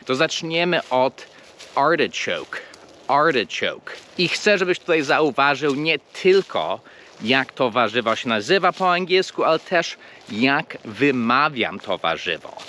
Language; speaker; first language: Polish; non-native, fluent; English